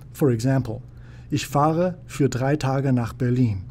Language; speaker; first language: German; non-native, fluent; English